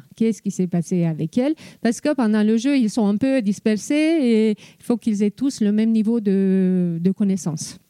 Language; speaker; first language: French; non-native, fluent; Romanian